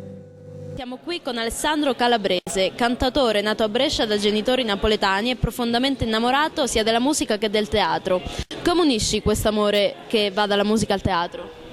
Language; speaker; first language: Italian; native; Italian